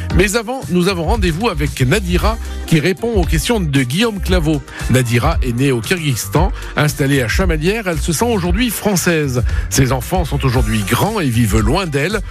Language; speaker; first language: French; native; French